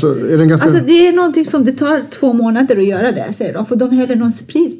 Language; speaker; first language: Swedish; non-native, fluent; Persian